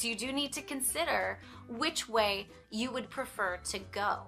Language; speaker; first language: English; native; English